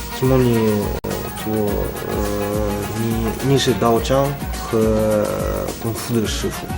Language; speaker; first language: Chinese; non-native, learner; Ukrainian